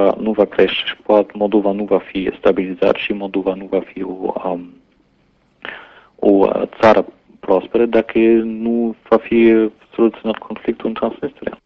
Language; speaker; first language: Romanian; non-native, learner; German